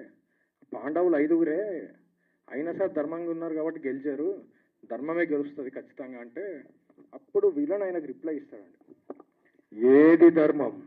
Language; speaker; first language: Telugu; native; Telugu